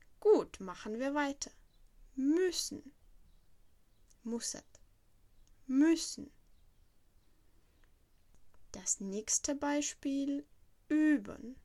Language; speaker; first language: German; non-native, fluent; Czech